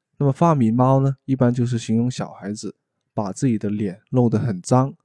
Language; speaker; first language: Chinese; non-native, local second language; Cantonese